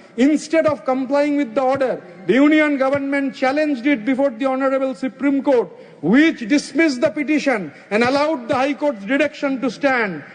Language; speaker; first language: English; non-native, local second language; Bangla